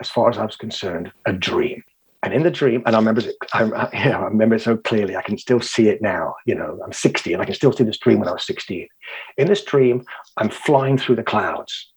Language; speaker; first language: English; native; English